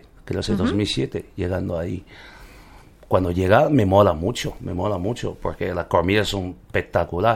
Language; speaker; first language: Spanish; non-native, learner; Chinese